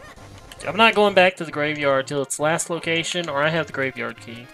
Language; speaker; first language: English; native; English